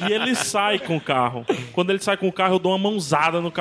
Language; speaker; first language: Portuguese; native; Portuguese